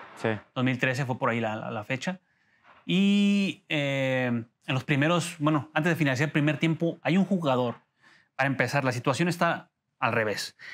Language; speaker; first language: Spanish; native; Spanish